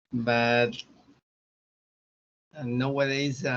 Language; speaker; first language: English; non-native, learner; Spanish